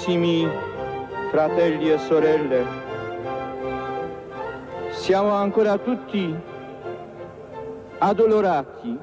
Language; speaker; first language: Italian; non-native, fluent; Polish